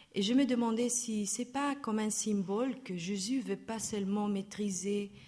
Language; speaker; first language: French; non-native, fluent; Spanish